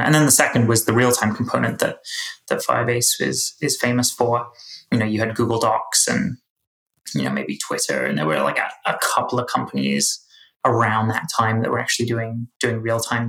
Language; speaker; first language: English; native; English